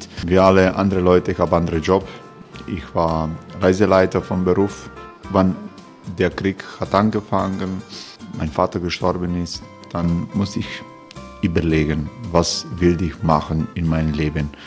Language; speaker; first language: German; non-native, fluent; Croatian